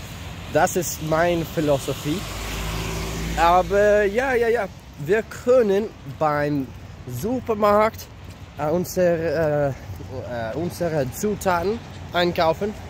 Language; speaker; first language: German; non-native, learner; English